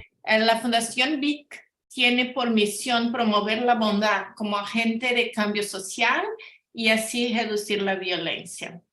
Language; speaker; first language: Spanish; non-native, fluent; Portuguese